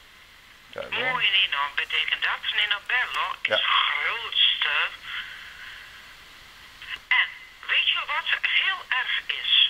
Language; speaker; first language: Dutch; non-native, learner; Serbian